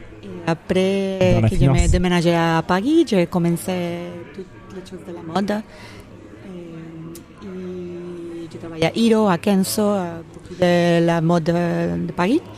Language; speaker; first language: French; non-native, learner; Spanish